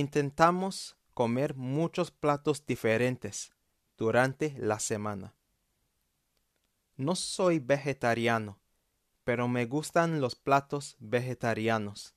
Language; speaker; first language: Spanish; non-native, fluent; English